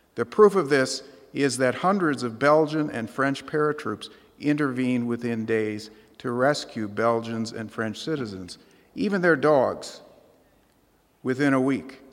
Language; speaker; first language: English; native; English